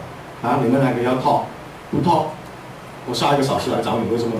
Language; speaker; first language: Chinese; early bilingual, heritage; English